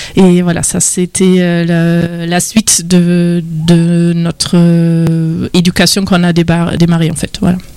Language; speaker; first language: French; non-native, fluent; German